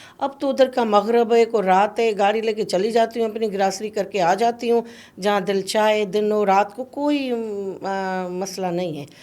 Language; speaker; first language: Urdu; non-native, local second language; Sindhi